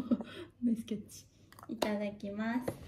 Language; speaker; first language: Japanese; native; Japanese